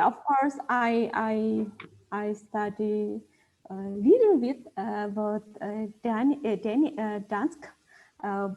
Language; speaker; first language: English; non-native, fluent; Indonesian